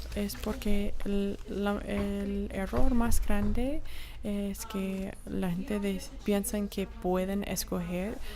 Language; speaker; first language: Spanish; non-native, fluent; English